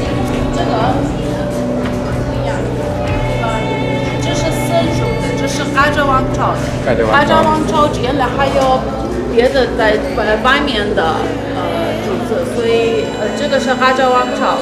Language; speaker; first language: Chinese; non-native, learner; Persian